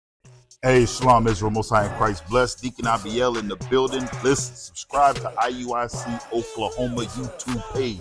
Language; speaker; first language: English; native; English